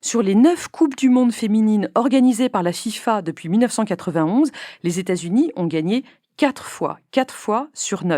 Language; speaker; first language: French; native; French